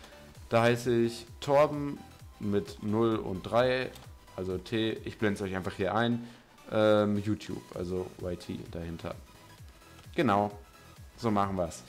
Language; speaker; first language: German; native; German